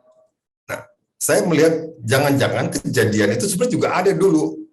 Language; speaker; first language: Indonesian; native; Indonesian